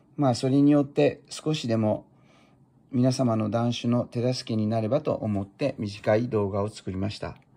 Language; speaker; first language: Japanese; native; Japanese